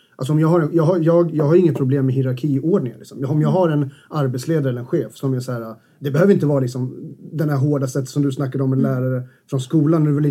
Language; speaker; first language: Swedish; native; Swedish